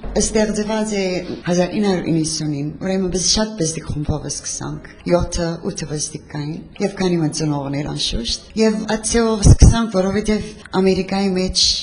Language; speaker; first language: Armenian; early bilingual, heritage; Armenian